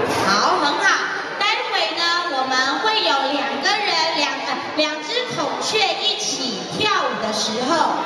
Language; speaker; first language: Chinese; native; Chinese